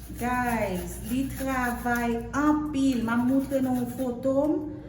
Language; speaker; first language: French; non-native, learner; Haitian Creole